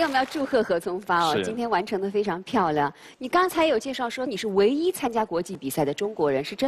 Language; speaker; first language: Chinese; native; Chinese